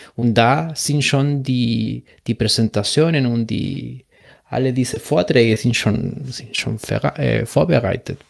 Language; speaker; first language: German; non-native, fluent; Spanish